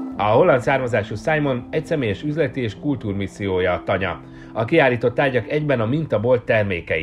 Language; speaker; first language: Hungarian; native; Hungarian